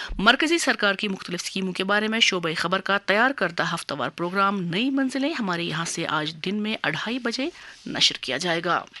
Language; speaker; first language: Urdu; non-native, local second language; Kashmiri